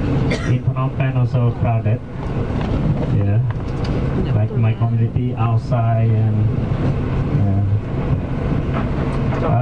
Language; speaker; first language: English; non-native, local second language; Khmer